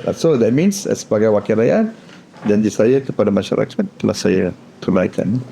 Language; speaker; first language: Malay; non-native, local second language; Tamil